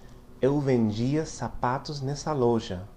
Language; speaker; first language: Portuguese; non-native, fluent; English